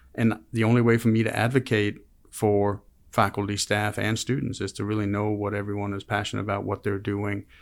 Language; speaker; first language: English; non-native, fluent; Danish